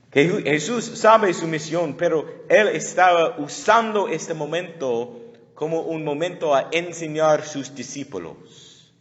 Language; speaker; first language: Spanish; non-native, learner; English